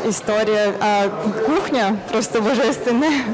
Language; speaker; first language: Russian; non-native, fluent; Kyrgyz